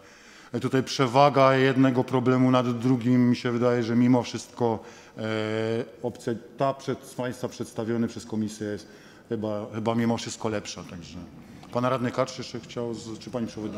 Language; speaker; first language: Polish; native; Polish